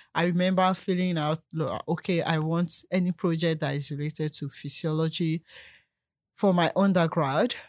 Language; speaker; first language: English; non-native, local second language; Yoruba